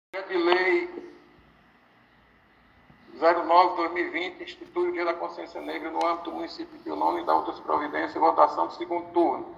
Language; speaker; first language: Portuguese; native; Portuguese